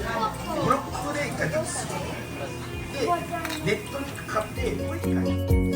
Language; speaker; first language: Japanese; native; Japanese